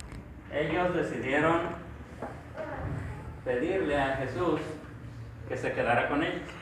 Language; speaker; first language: Spanish; native; Spanish